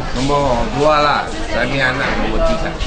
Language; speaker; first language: Indonesian; non-native, local second language; Chinese